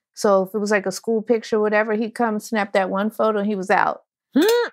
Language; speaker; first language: English; native; English